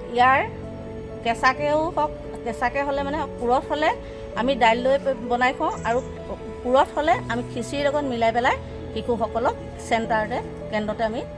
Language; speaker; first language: Assamese; native; Assamese